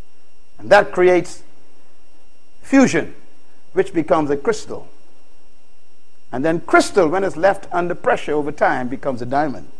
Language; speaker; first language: English; native; English